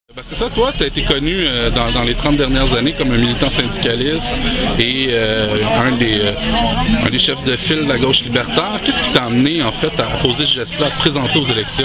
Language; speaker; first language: French; native; French